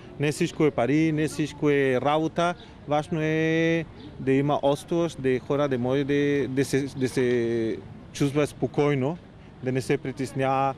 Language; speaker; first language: Bulgarian; non-native, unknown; Spanish